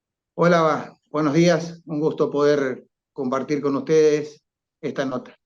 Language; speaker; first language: Spanish; native; Spanish